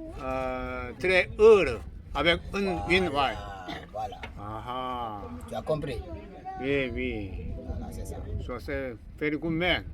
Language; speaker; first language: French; non-native, learner; Korean